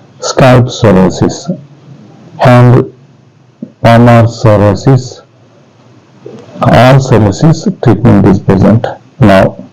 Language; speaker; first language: English; non-native, local second language; Telugu